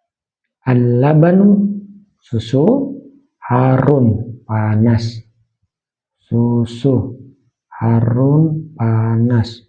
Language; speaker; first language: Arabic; non-native, fluent; Indonesian